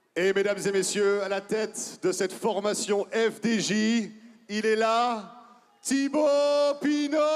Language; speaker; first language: French; native; French